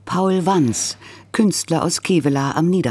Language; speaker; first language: German; native; German